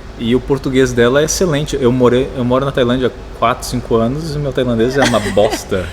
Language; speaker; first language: Portuguese; native; Portuguese